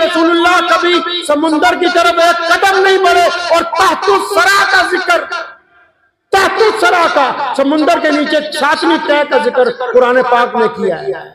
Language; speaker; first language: Urdu; native; Urdu